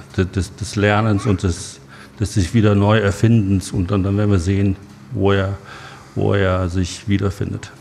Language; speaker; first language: German; native; German